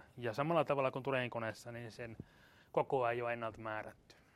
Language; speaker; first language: Finnish; native; Finnish